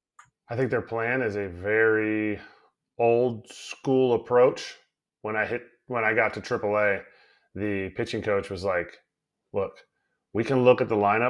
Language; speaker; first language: English; native; English